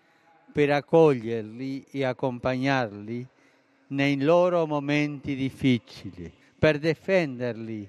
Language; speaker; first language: Italian; non-native, fluent; Spanish